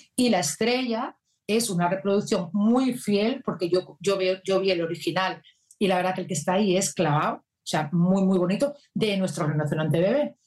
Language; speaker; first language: Spanish; native; Spanish